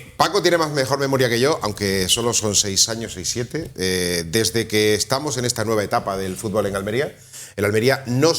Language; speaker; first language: Spanish; native; Spanish